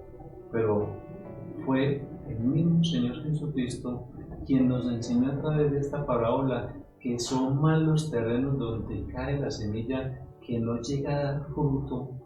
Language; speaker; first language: Spanish; native; Spanish